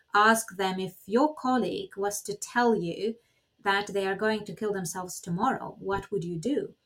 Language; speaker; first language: English; non-native, fluent; Lithuanian